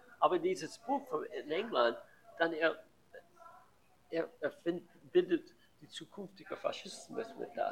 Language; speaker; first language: German; non-native, learner; English